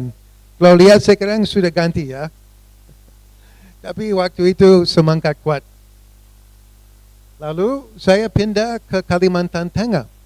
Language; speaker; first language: Indonesian; non-native, fluent; English